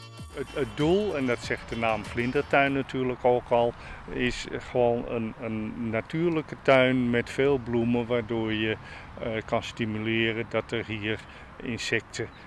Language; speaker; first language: Dutch; native; Dutch